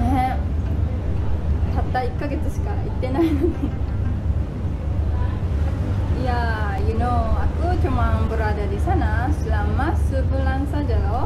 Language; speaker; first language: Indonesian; non-native, fluent; Japanese